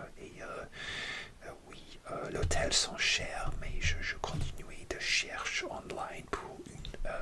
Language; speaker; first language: French; non-native, learner; English